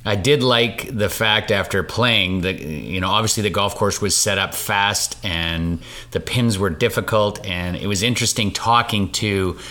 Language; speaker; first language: English; native; English